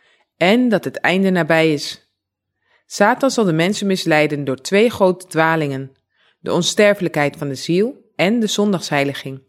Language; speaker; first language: Dutch; native; Dutch